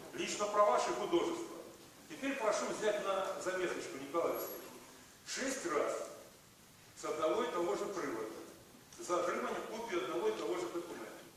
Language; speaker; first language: Russian; native; Russian